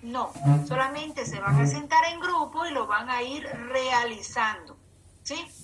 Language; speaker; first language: Spanish; native; Spanish